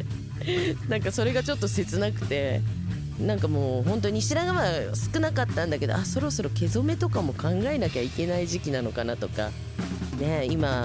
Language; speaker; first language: Japanese; native; Japanese